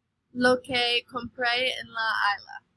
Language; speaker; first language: Spanish; non-native, learner; English